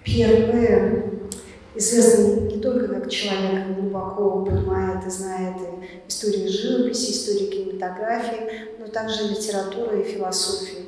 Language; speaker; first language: Russian; native; Russian